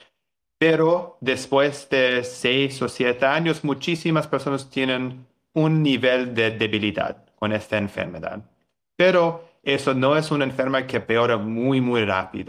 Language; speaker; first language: Spanish; non-native, fluent; English